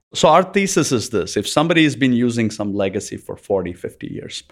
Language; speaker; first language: English; non-native, local second language; Tamil